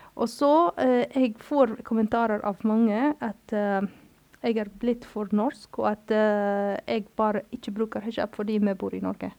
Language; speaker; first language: Norwegian; non-native, fluent; Arabic